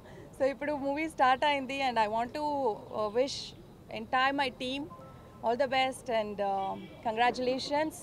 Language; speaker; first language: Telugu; non-native, fluent; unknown